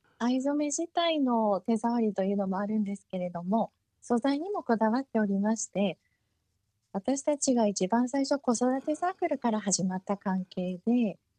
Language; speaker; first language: Japanese; early bilingual, heritage; Japanese